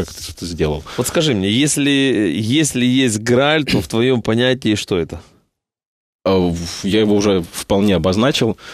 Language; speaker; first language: Russian; native; Russian